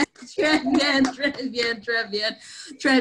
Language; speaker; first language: French; non-native, fluent; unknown